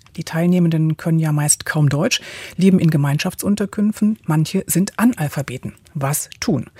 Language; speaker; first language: German; native; German